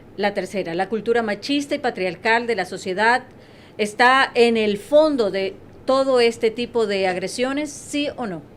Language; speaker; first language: Spanish; native; Spanish